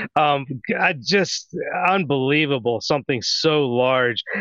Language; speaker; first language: English; native; English